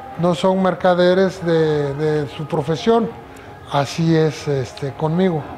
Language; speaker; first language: Spanish; native; Spanish